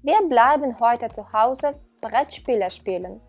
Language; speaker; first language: German; non-native, fluent; Ukrainian